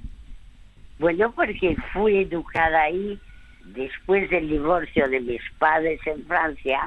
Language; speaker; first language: Spanish; early bilingual, other home language; French